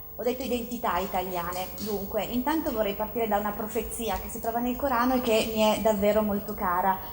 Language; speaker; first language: Italian; early bilingual, other home language; Persian